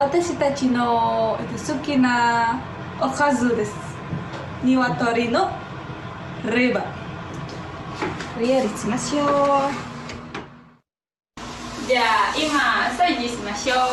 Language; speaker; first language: Japanese; non-native, learner; Indonesian